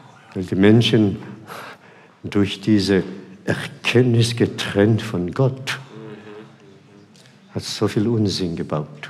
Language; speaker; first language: German; non-native, fluent; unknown